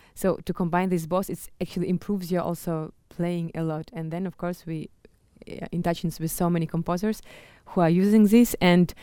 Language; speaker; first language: English; non-native, fluent; Russian